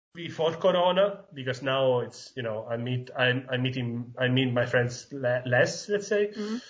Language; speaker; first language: English; non-native, fluent; Italian